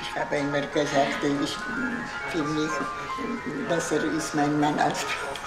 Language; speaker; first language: German; non-native, learner; Polish